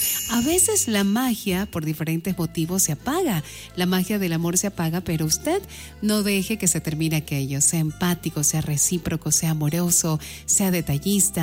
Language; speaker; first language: Spanish; native; Spanish